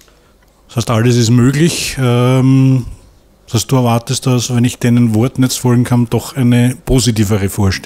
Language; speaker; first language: German; native; German